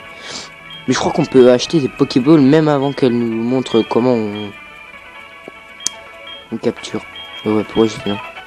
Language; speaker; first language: French; native; French